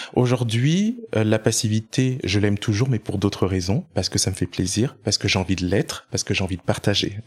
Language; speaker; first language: French; native; French